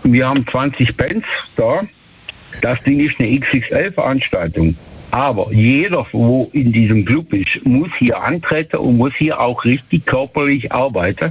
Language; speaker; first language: German; native; German